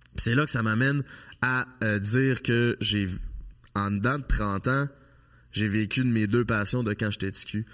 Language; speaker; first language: French; native; French